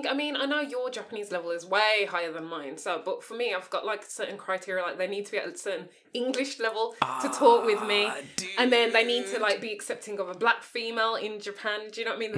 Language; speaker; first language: English; native; English